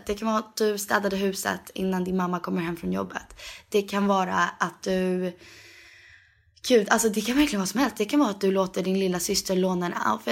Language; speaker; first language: Swedish; early bilingual, heritage; Swedish